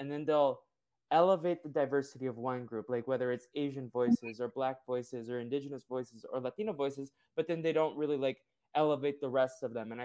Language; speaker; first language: English; early bilingual, other home language; Portuguese